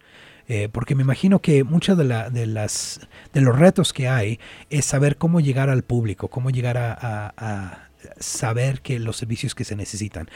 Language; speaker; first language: Spanish; native; Spanish